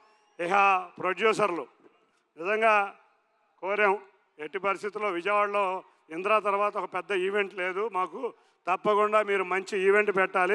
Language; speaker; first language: Telugu; native; Telugu